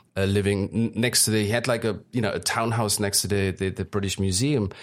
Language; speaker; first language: English; early bilingual, other home language; German